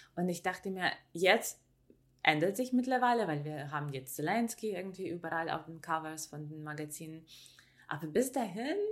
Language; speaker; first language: German; non-native, fluent; Ukrainian